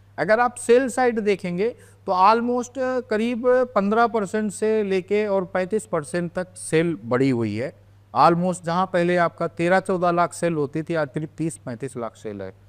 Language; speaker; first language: Hindi; native; Hindi